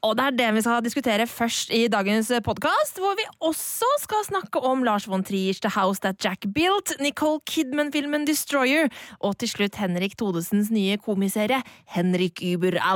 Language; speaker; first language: Norwegian; native; Norwegian